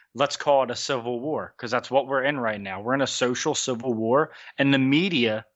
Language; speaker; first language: English; native; English